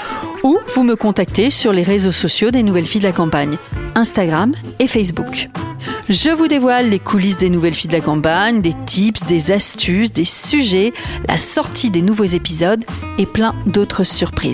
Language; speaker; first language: French; native; French